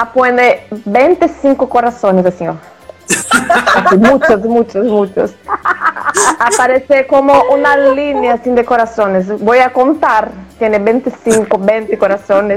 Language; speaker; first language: Spanish; non-native, fluent; Portuguese